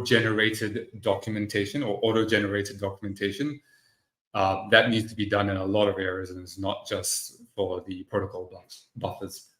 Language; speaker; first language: English; native; English